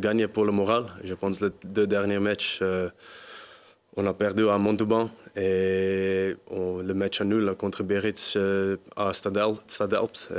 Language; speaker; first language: French; non-native, learner; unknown